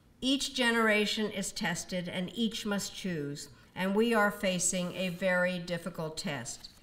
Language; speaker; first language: English; early bilingual, other home language; Czech